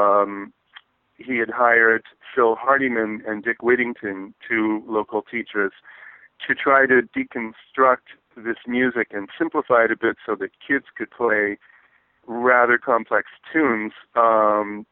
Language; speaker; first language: English; native; English